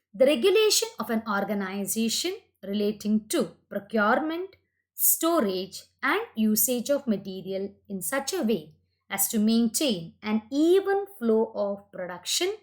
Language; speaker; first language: English; non-native, local second language; Kannada